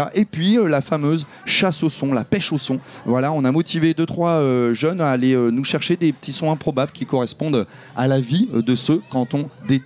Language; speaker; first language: French; native; French